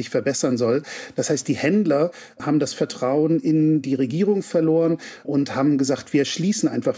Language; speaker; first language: German; native; German